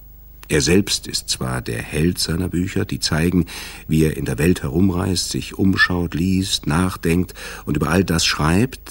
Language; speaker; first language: German; native; German